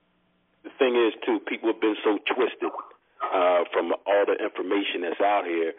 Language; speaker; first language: English; native; English